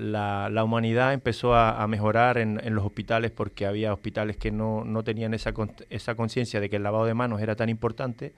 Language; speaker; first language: Spanish; native; Spanish